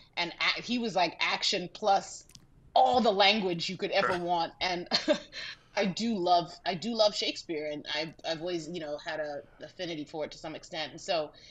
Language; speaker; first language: English; native; English